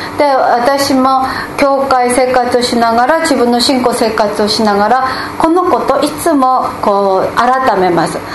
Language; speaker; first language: Japanese; non-native, fluent; Korean